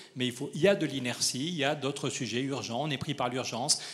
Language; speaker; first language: French; native; French